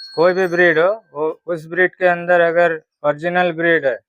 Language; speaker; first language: Hindi; non-native, local second language; Bangla